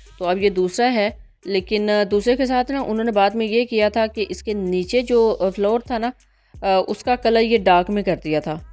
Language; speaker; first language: Urdu; non-native, local second language; Punjabi